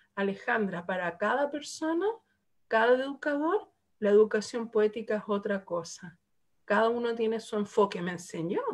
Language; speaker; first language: Spanish; native; Spanish